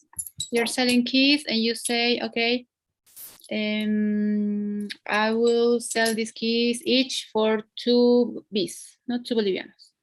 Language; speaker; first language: English; non-native, fluent; Spanish